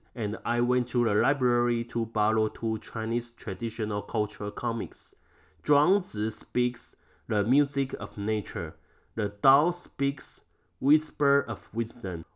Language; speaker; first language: English; non-native, fluent; Chinese